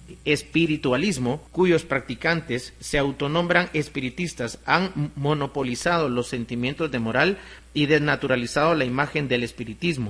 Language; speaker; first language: Spanish; native; Spanish